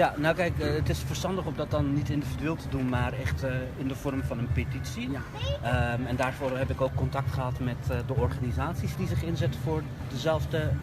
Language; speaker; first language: Dutch; early bilingual, other home language; Turkish